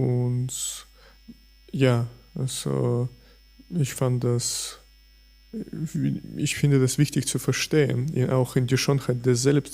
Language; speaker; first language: German; non-native, fluent; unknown